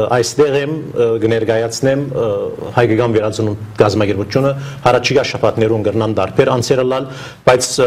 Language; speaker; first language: Armenian; native; Armenian